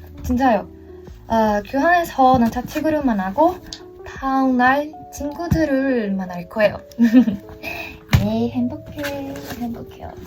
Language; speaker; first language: Korean; non-native, learner; Portuguese